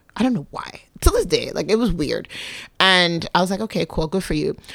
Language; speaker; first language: English; native; English